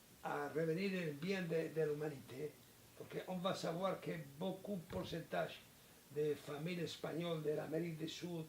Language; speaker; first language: French; non-native, learner; Spanish